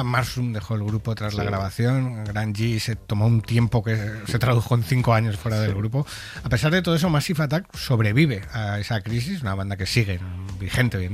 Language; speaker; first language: Spanish; native; Spanish